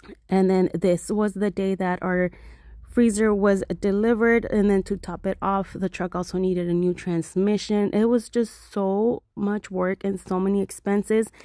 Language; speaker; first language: English; early bilingual, other home language; Spanish